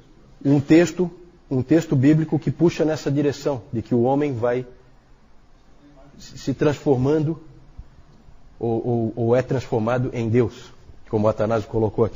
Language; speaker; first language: Portuguese; native; Portuguese